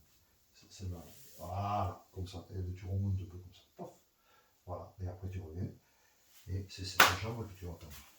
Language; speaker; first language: French; native; French